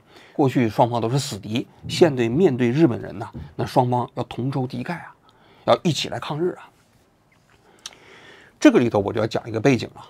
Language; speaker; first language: Chinese; native; Chinese